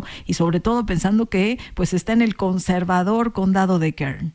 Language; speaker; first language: Spanish; native; Spanish